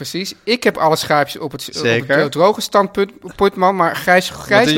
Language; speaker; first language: Dutch; native; Dutch